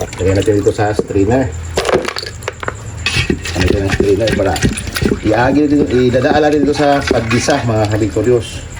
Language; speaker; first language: Filipino; non-native, local second language; Cebuano